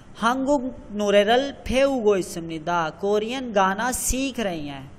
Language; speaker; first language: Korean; non-native, learner; Urdu